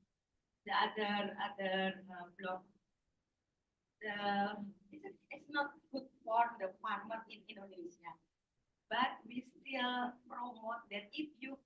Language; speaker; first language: English; non-native, learner; Indonesian